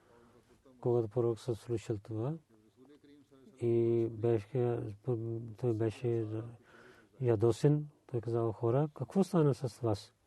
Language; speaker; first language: Bulgarian; non-native, learner; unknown